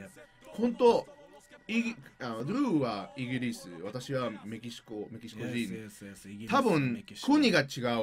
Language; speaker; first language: Japanese; non-native, learner; Spanish